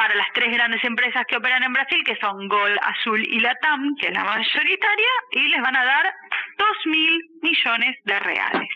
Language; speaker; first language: Spanish; native; Spanish